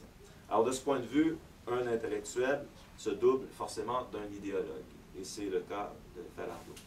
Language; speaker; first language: French; native; French